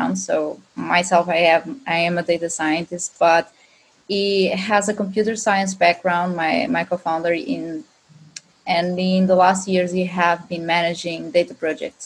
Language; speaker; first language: English; non-native, fluent; Portuguese